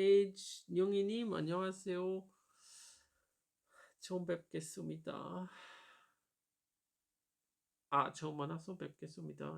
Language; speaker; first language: Korean; non-native, learner; German